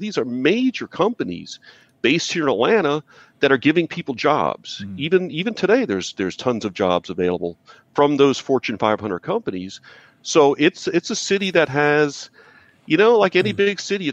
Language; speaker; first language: English; native; English